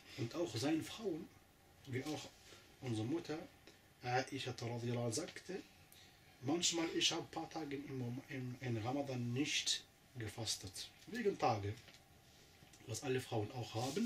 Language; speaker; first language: German; non-native, fluent; Arabic